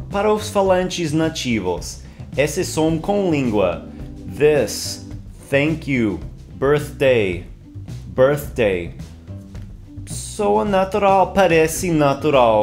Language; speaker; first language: Portuguese; non-native, fluent; English